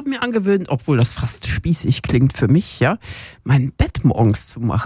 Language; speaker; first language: German; native; German